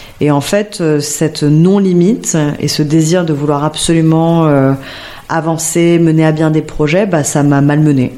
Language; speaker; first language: French; native; French